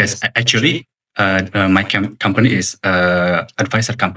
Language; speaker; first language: English; non-native, learner; Indonesian